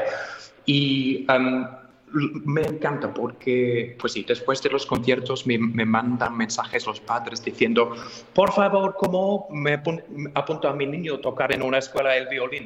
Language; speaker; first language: Spanish; non-native, fluent; English